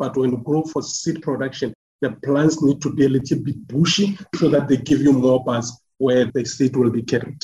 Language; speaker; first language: English; non-native, local second language; Northern Sotho